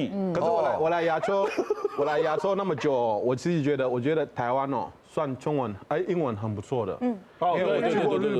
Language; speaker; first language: Chinese; non-native, fluent; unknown